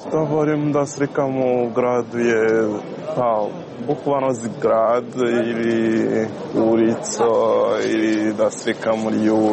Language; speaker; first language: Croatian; non-native, learner; Rundi